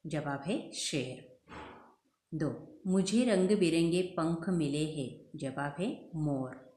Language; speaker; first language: Hindi; non-native, local second language; Marathi